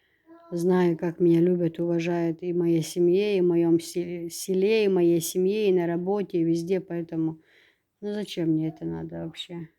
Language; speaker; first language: Russian; native; Russian